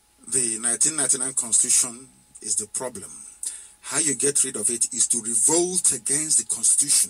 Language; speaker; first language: English; non-native, local second language; Igbo